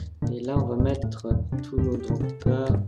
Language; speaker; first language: French; native; French